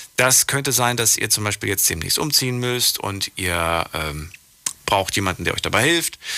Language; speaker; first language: German; native; German